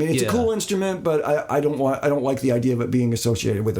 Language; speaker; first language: English; native; English